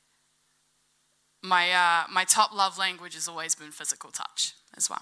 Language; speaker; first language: English; native; English